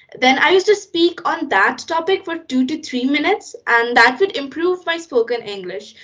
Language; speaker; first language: English; non-native, local second language; Hindi